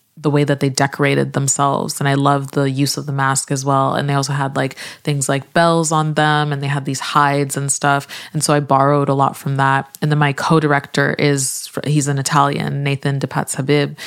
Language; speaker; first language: English; native; English